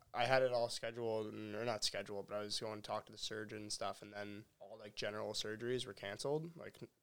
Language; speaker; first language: English; native; English